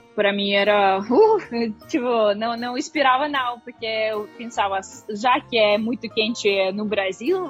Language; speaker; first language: Portuguese; non-native, fluent; Russian